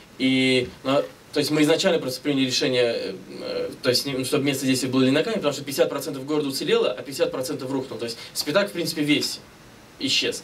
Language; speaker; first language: Russian; native; Russian